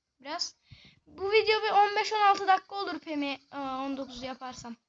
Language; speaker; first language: Turkish; native; Turkish